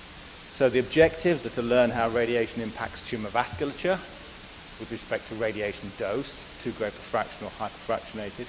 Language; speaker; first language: English; native; English